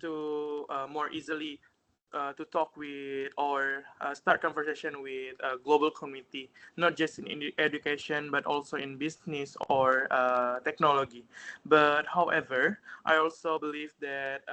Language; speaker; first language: English; non-native, fluent; Indonesian